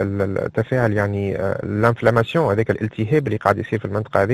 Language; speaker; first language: Arabic; native; Arabic